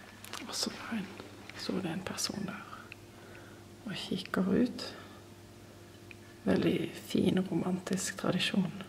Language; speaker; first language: Norwegian; non-native, fluent; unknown